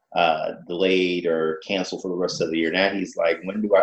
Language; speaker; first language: English; native; English